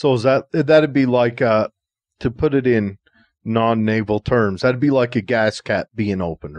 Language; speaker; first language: English; native; English